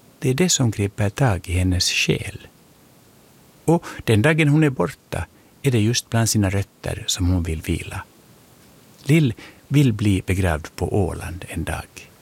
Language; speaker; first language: Swedish; native; Swedish